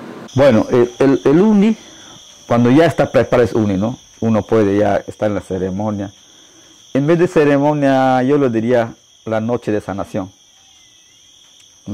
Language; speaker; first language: Spanish; non-native, local second language; Shipibo-Conibo